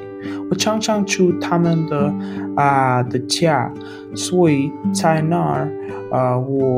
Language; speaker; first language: Chinese; non-native, learner; English